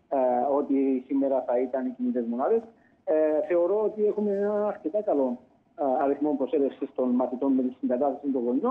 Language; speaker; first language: Greek; native; Greek